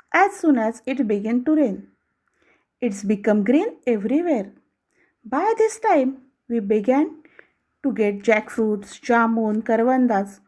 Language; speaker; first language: English; non-native, local second language; Marathi